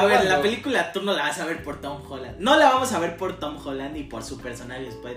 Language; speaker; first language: Spanish; native; Spanish